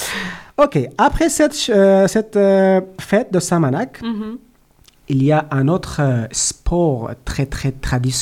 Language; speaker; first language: French; non-native, learner; Persian